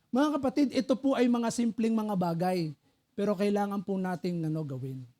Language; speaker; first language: Filipino; non-native, local second language; Pampanga